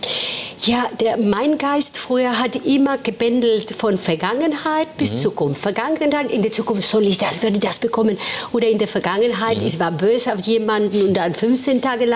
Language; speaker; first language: German; non-native, fluent; Spanish